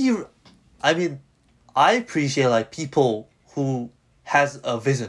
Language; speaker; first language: English; non-native, fluent; Korean